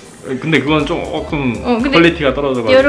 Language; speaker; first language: Korean; native; Korean